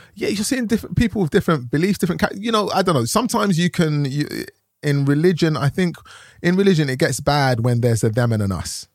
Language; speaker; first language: English; native; English